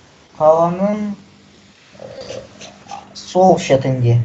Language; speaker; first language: Kazakh; non-native, local second language; Russian